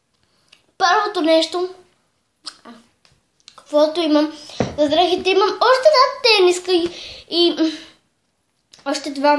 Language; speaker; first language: Bulgarian; early bilingual, heritage; Bulgarian